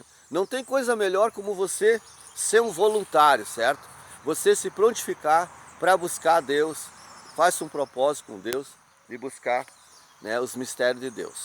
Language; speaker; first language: Portuguese; native; Portuguese